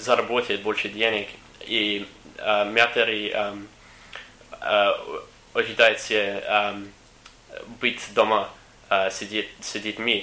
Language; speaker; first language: Russian; non-native, learner; English